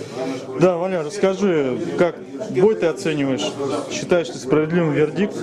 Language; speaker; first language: Russian; native; Russian